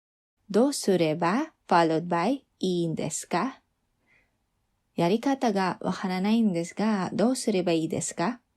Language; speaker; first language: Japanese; non-native, fluent; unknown